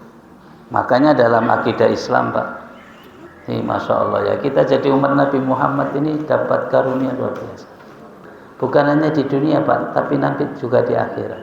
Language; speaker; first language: Indonesian; native; Indonesian